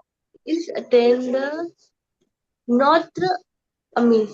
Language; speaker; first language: French; non-native, learner; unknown